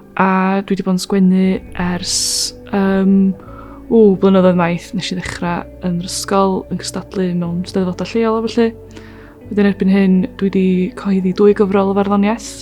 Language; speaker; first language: Welsh; native; Welsh